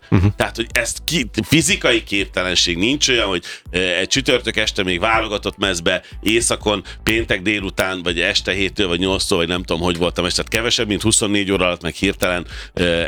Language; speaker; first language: Hungarian; native; Hungarian